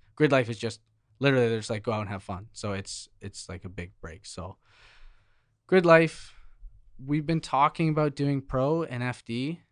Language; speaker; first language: English; native; English